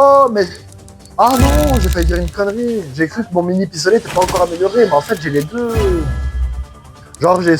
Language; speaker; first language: French; native; French